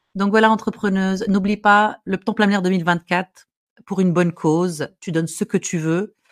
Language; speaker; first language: French; non-native, local second language; Arabic